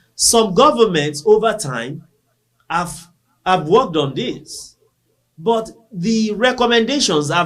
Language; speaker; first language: English; non-native, local second language; Yoruba